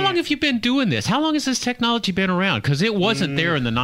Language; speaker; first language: English; native; English